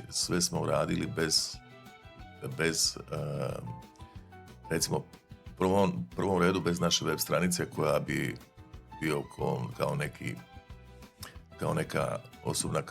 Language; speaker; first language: Bosnian; native; Bosnian